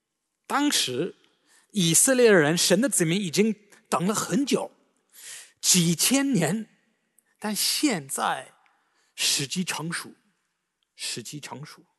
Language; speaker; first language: Chinese; native; Chinese